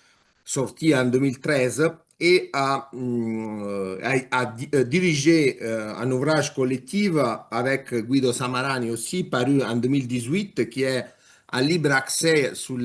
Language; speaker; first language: French; non-native, fluent; Italian